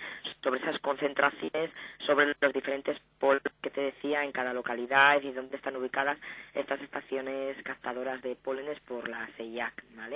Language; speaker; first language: Spanish; native; Spanish